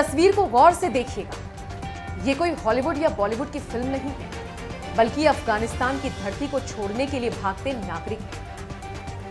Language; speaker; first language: Hindi; native; Hindi